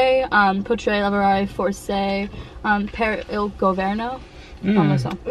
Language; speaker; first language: Italian; non-native, learner; English